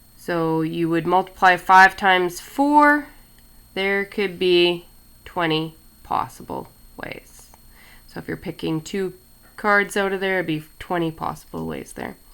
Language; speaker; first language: English; native; English